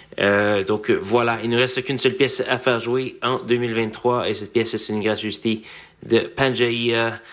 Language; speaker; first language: French; native; French